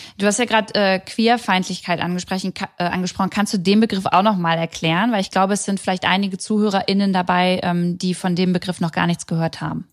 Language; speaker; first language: German; native; German